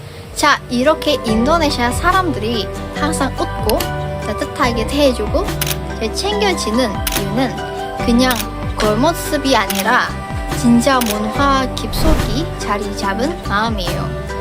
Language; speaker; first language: Korean; non-native, fluent; Indonesian